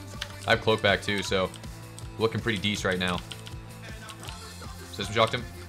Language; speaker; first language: English; native; English